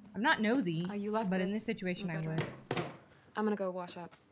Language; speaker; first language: English; native; English